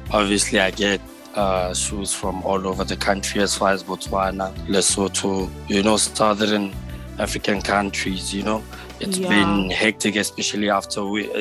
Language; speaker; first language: English; non-native, local second language; Tswana